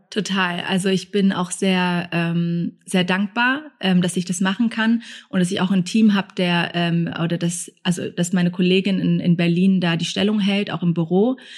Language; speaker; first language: German; early bilingual, other home language; Thai